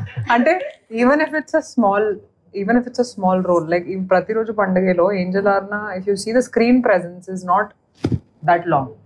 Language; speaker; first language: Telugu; non-native, learner; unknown